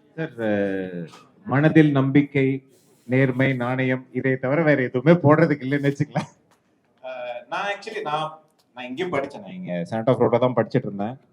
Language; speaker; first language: Tamil; native; Tamil